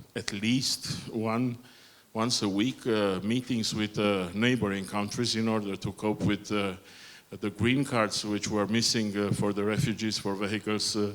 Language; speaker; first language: English; non-native, fluent; Romanian